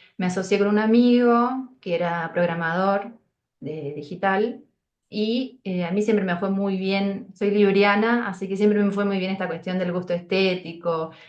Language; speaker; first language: Spanish; native; Spanish